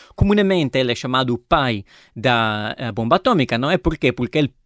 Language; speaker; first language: Portuguese; non-native, fluent; Italian